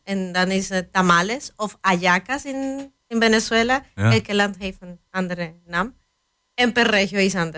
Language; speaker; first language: Dutch; non-native, fluent; Spanish